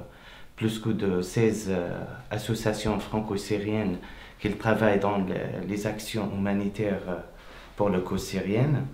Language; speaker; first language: French; non-native, fluent; Arabic